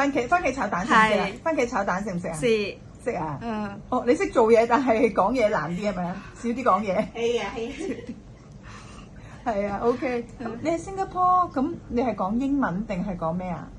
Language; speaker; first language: Cantonese; native; Cantonese